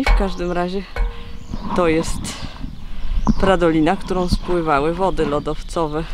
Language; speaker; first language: Polish; native; Polish